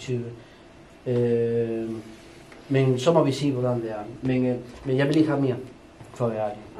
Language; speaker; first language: Danish; non-native, fluent; Spanish